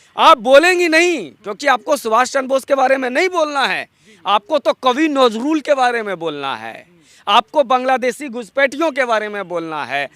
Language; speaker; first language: Hindi; non-native, local second language; Bangla